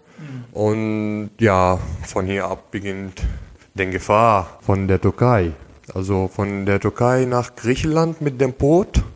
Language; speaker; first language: German; non-native, local second language; Arabic